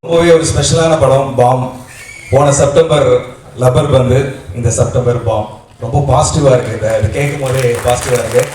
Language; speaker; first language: Tamil; native; Tamil